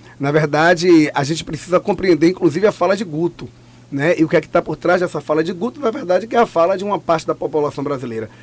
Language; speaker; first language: Portuguese; native; Portuguese